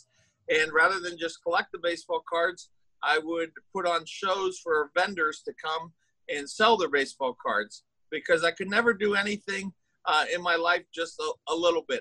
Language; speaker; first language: English; native; English